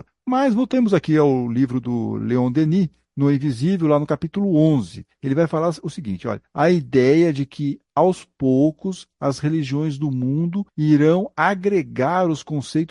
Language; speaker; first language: Portuguese; native; Portuguese